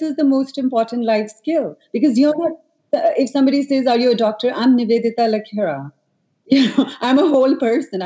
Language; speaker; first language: English; non-native, local second language; Hindi